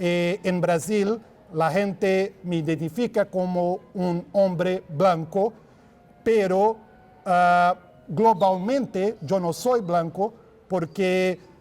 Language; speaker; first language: Spanish; non-native, fluent; Portuguese